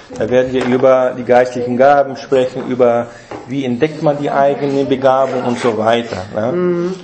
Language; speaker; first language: German; non-native, fluent; Portuguese